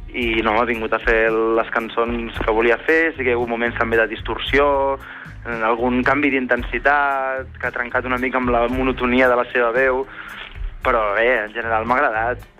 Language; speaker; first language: Catalan; native; Catalan